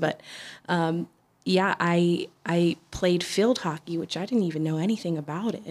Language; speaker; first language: English; native; English